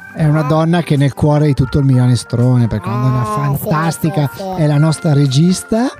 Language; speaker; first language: Italian; native; Italian